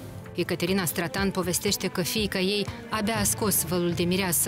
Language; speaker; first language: Romanian; native; Romanian